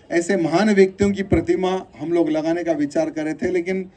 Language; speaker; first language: Hindi; non-native, local second language; Telugu